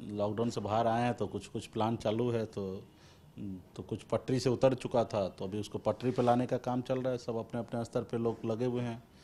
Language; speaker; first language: Hindi; native; Hindi